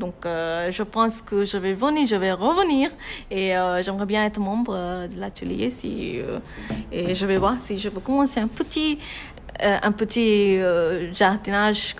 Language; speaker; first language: French; non-native, fluent; Bangla